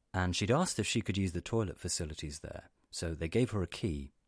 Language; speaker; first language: English; native; English